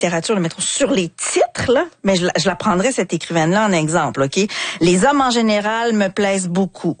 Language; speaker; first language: French; native; French